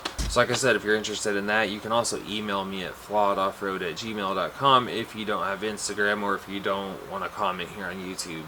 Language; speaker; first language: English; native; English